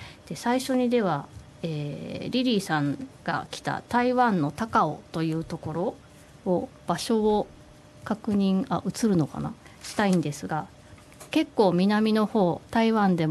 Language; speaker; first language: Japanese; native; Japanese